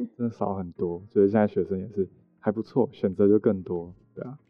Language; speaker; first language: Chinese; native; Chinese